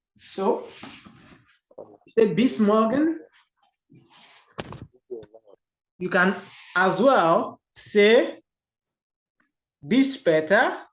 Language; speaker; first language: German; non-native, learner; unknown